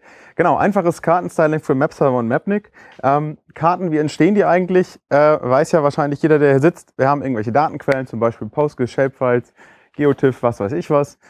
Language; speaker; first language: German; native; German